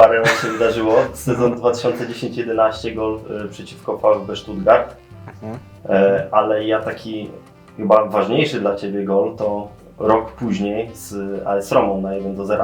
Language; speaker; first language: Polish; native; Polish